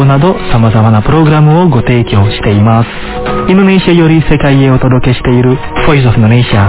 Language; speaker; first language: Japanese; non-native, fluent; Indonesian